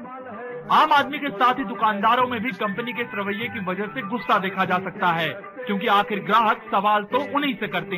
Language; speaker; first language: Hindi; native; Hindi